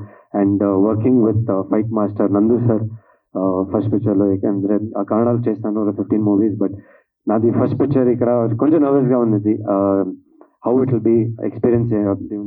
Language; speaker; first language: Telugu; non-native, learner; Kannada